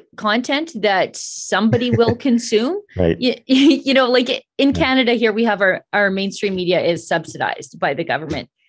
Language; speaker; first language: English; native; English